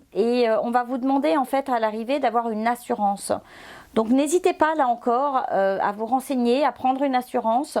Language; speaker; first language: French; native; French